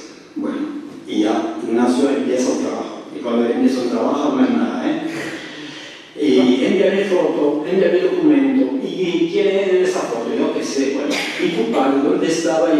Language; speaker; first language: Spanish; early bilingual, heritage; French